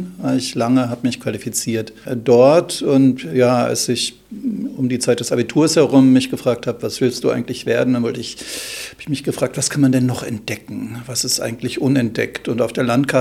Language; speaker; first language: German; native; German